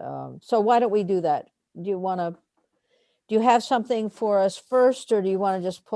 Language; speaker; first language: English; native; English